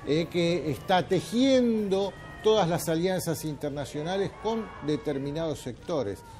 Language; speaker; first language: Spanish; native; Spanish